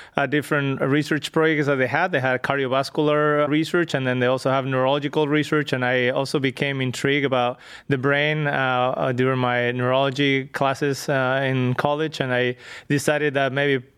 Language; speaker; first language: English; non-native, fluent; Spanish